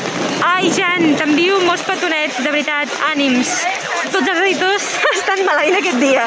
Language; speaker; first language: Catalan; native; Catalan